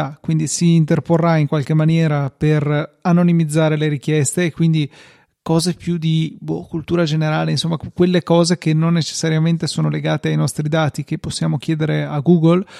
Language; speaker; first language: Italian; native; Italian